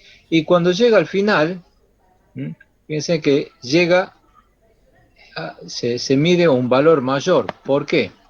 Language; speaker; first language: Spanish; native; Spanish